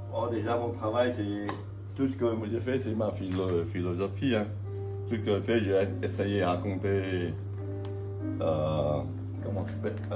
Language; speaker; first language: French; non-native, fluent; Vietnamese